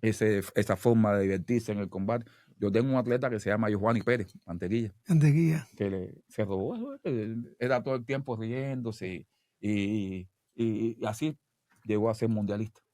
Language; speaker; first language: Spanish; native; Spanish